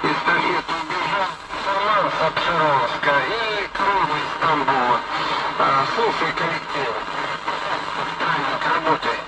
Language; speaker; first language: Russian; native; Russian